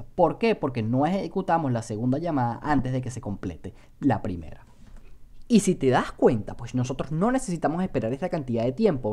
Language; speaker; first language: Spanish; native; Spanish